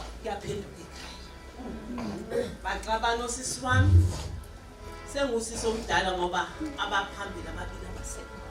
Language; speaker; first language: Zulu; native; Zulu